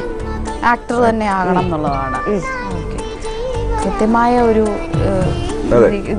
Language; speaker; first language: Malayalam; native; Malayalam